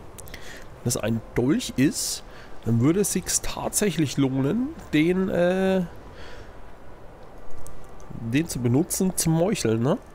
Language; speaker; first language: German; native; German